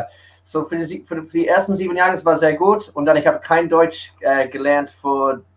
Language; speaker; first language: German; early bilingual, heritage; English